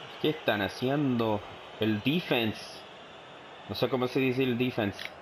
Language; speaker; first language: Spanish; early bilingual, heritage; Spanish